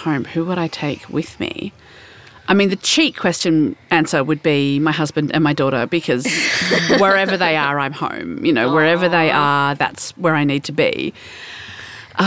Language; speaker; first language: English; native; English